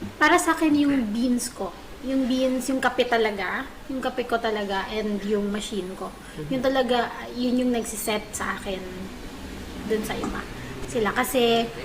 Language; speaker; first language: Filipino; non-native, local second language; Bikol